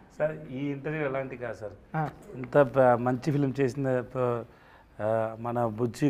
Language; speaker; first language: Telugu; non-native, learner; Tamil